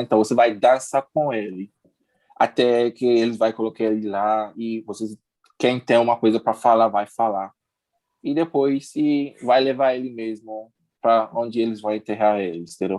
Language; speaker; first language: Portuguese; non-native, learner; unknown